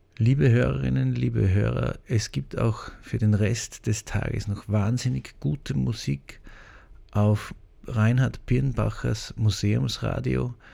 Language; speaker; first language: German; native; German